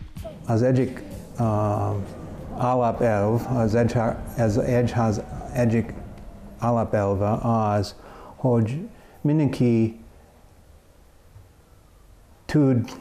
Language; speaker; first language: Hungarian; non-native, learner; English